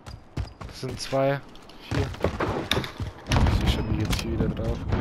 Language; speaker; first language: German; native; German